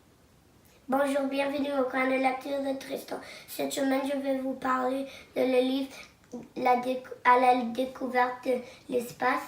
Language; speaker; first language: French; non-native, local second language; English